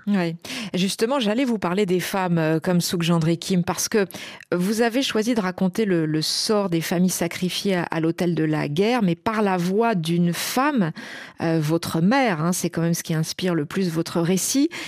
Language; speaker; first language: French; native; French